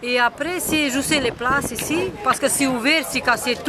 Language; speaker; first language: French; non-native, learner; Romanian